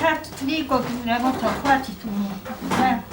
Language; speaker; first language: Russian; non-native, local second language; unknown